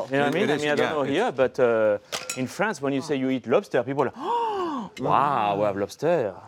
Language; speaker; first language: English; non-native, fluent; French